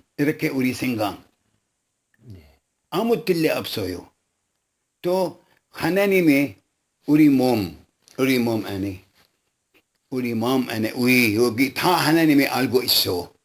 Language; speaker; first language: Korean; non-native, local second language; Arabic